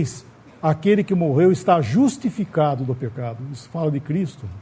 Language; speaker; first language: Portuguese; native; Portuguese